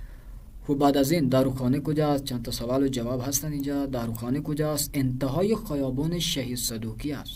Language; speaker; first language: Persian; non-native, fluent; Urdu